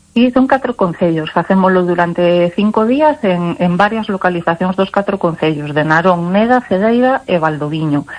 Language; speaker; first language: Galician; native; Galician